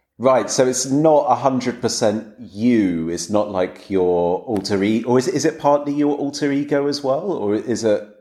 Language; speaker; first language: English; native; English